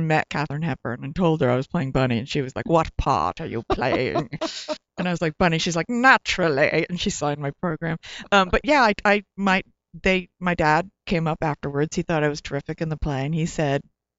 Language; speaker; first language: English; native; English